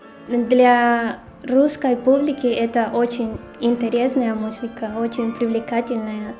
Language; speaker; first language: Russian; non-native, fluent; Spanish